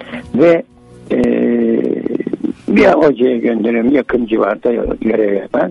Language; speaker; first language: Turkish; native; Turkish